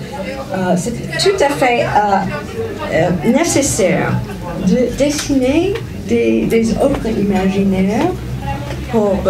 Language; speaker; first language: French; non-native, fluent; English